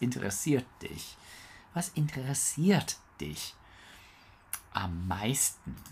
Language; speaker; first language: German; non-native, learner; English